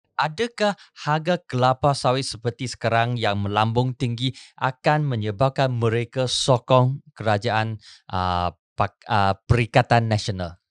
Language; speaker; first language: Malay; non-native, local second language; Chinese